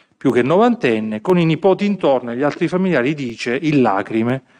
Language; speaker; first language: Italian; native; Italian